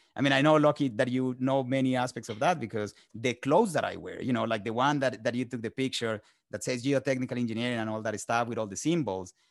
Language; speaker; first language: English; non-native, fluent; Spanish